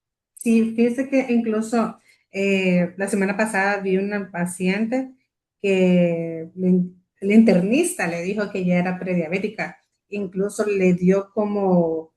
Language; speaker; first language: Spanish; native; Spanish